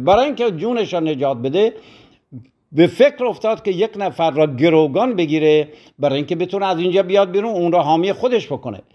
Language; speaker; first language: Persian; native; Persian